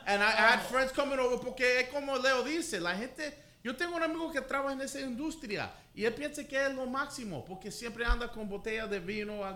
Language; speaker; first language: Spanish; early bilingual, heritage; English